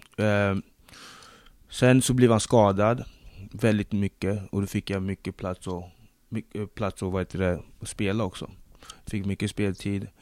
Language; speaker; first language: Swedish; early bilingual, other home language; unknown